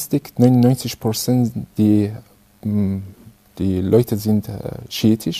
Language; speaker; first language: German; non-native, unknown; Persian